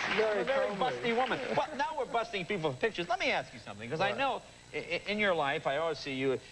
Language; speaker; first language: English; native; English